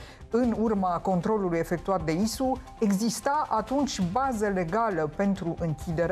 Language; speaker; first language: Romanian; native; Romanian